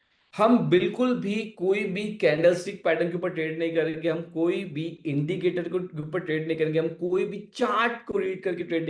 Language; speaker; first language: Hindi; native; Hindi